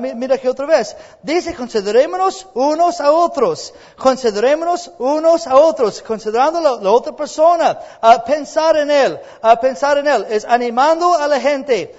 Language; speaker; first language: Spanish; non-native, fluent; English